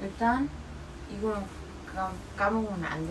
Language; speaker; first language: Korean; non-native, fluent; German